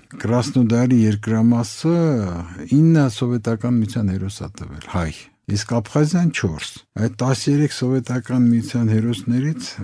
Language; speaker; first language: Armenian; native; Armenian